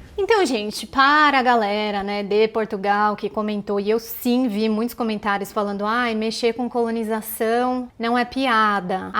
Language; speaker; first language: Portuguese; native; Portuguese